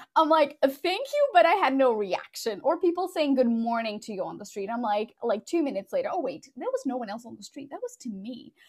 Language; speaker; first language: English; non-native, fluent; Portuguese